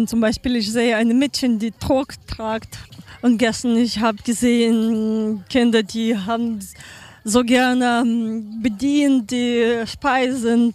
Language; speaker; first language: German; non-native, learner; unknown